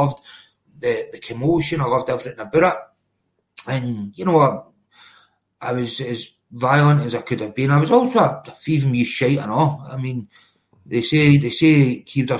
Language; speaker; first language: English; native; English